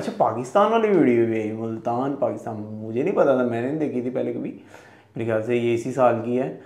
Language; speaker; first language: Urdu; native; Urdu